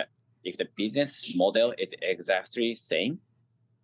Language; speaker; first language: English; non-native, fluent; Japanese